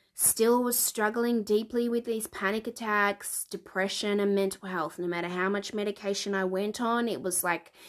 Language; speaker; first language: English; native; English